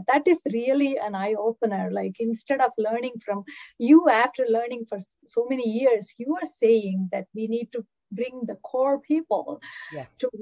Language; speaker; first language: English; non-native, local second language; Tamil